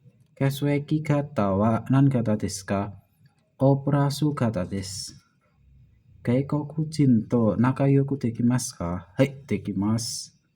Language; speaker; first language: Japanese; non-native, learner; Indonesian